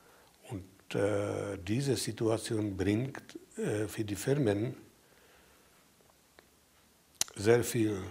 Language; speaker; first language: German; non-native, fluent; Czech